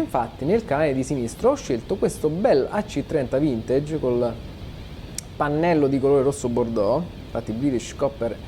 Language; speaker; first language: Italian; native; Italian